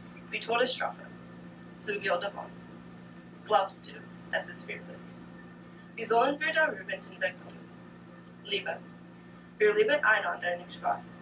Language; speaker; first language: German; non-native, learner; English